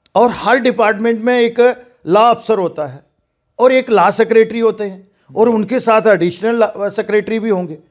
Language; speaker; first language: Hindi; non-native, local second language; Dogri